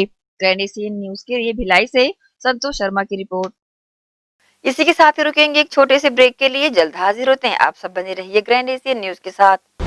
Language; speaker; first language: Hindi; native; Hindi